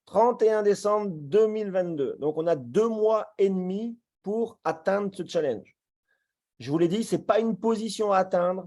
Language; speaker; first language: French; native; French